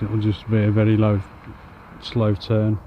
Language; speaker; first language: English; native; English